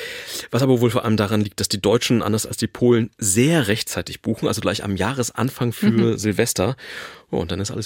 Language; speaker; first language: German; native; German